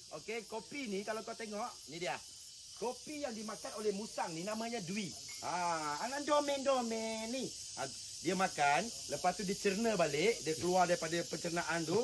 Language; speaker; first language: Malay; native; Malay